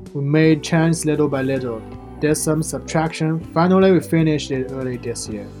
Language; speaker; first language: English; non-native, fluent; Chinese